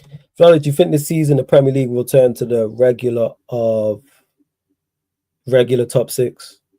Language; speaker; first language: English; native; English